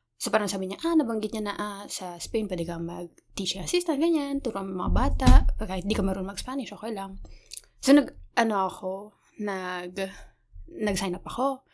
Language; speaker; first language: Filipino; native; Filipino